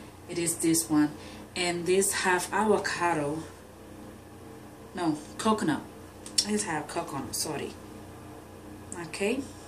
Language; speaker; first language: English; non-native, learner; Spanish